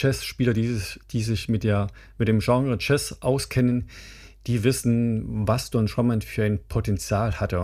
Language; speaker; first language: German; native; German